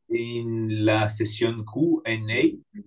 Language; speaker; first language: Spanish; non-native, fluent; Portuguese